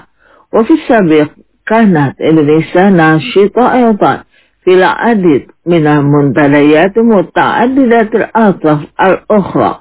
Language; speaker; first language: Arabic; non-native, fluent; Indonesian